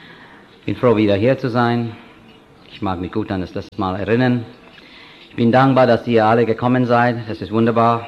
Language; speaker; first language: German; non-native, fluent; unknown